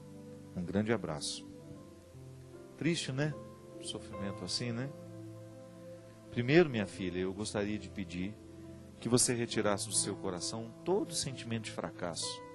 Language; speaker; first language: Portuguese; native; Portuguese